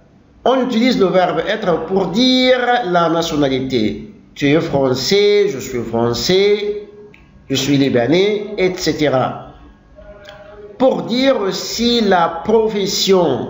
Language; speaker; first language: French; non-native, local second language; Arabic